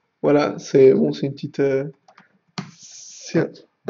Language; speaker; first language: French; native; French